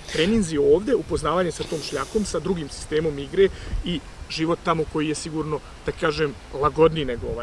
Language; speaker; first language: Serbian; native; Serbian